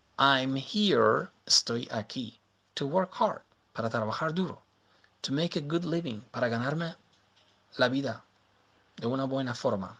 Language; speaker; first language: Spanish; non-native, fluent; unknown